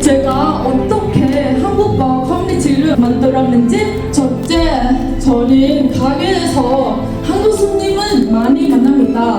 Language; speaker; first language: Korean; non-native, learner; Vietnamese